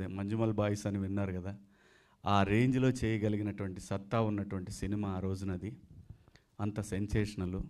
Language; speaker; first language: Telugu; native; Telugu